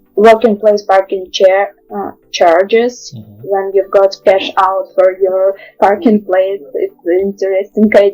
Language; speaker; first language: English; non-native, learner; Russian